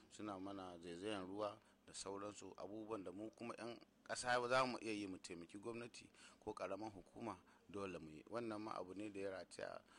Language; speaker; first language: Hausa; non-native, local second language; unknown